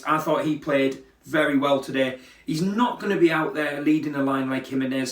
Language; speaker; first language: English; native; English